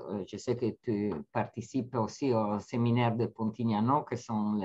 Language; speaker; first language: French; non-native, fluent; Italian